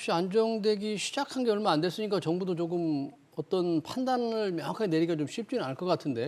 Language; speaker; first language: Korean; native; Korean